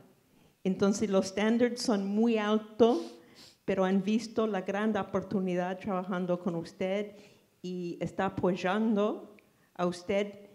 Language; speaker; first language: Spanish; non-native, fluent; English